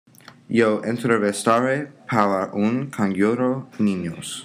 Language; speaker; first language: Spanish; non-native, learner; English